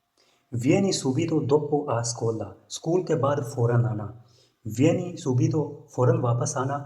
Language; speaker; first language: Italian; non-native, learner; Urdu